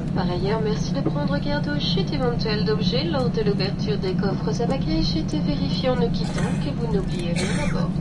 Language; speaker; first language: French; native; French